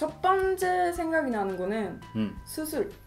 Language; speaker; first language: Korean; non-native, fluent; Swedish